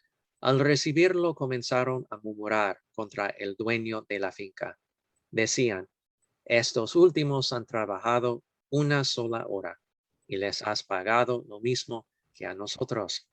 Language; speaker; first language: Spanish; non-native, fluent; English